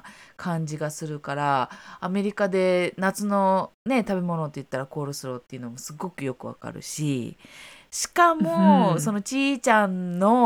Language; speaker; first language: Japanese; native; Japanese